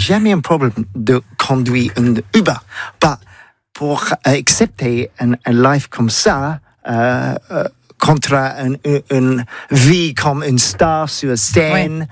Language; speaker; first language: French; non-native, learner; English